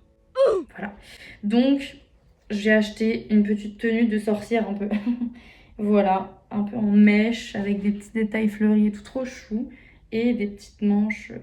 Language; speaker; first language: French; native; French